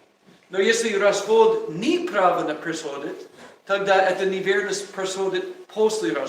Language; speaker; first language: Russian; non-native, learner; English